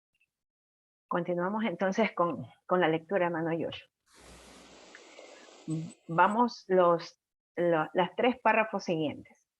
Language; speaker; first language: Spanish; native; Spanish